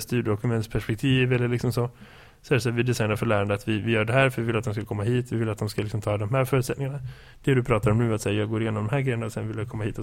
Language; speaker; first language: Swedish; native; Swedish